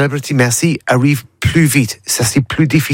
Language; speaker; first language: French; non-native, learner; English